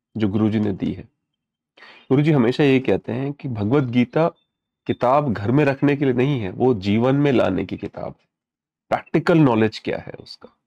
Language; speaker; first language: Hindi; native; Hindi